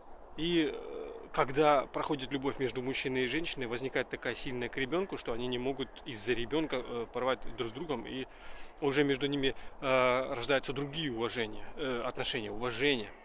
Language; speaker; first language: Russian; native; Russian